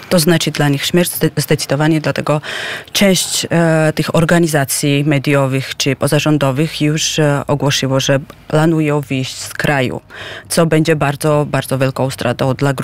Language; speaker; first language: Polish; non-native, fluent; Georgian